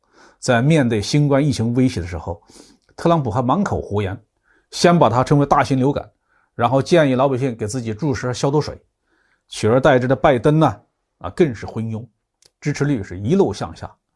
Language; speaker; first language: Chinese; native; Chinese